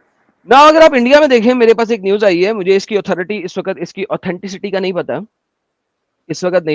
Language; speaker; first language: Hindi; native; Hindi